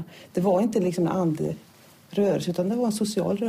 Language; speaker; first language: Swedish; native; Swedish